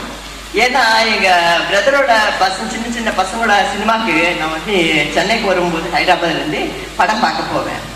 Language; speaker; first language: Tamil; non-native, local second language; Telugu